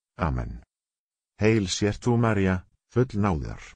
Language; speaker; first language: Icelandic; non-native, learner; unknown